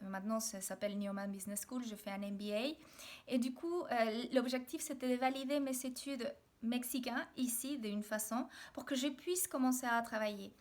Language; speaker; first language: French; non-native, fluent; Spanish